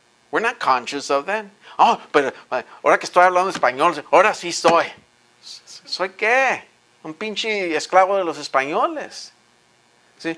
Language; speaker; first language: Spanish; early bilingual, heritage; Spanish